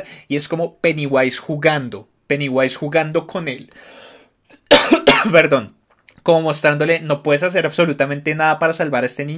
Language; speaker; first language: Spanish; native; Spanish